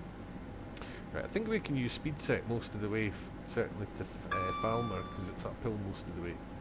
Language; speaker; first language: English; native; English